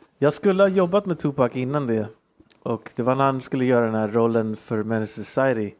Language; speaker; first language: Swedish; early bilingual, heritage; Swedish